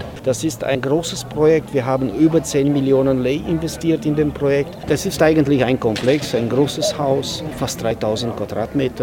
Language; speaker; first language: German; non-native, fluent; Romanian